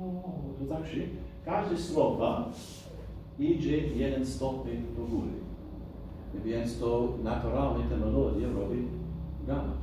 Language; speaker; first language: Polish; non-native, fluent; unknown